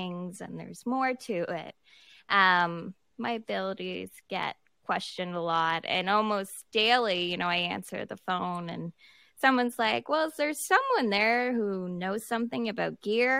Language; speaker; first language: English; native; English